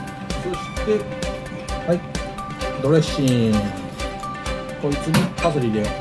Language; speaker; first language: Japanese; native; Japanese